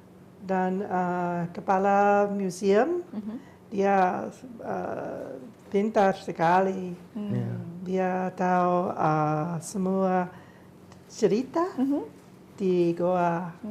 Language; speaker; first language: Indonesian; non-native, learner; English